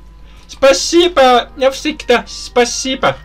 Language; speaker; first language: Russian; non-native, learner; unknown